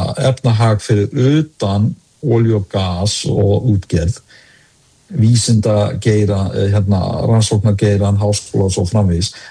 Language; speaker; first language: Icelandic; early bilingual, other home language; Danish